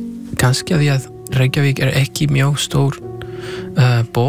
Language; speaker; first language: Icelandic; non-native, fluent; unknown